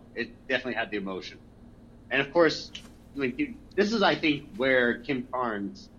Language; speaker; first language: English; native; English